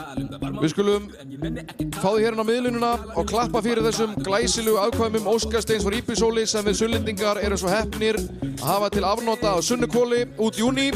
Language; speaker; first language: Icelandic; native; Icelandic